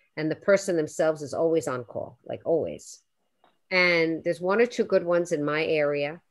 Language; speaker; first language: English; native; English